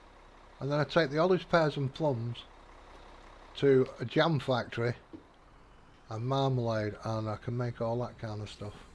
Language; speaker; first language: English; native; English